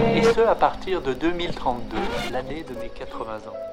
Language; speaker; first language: French; native; French